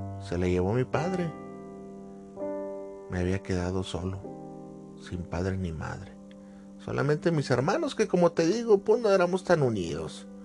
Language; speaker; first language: Spanish; native; Spanish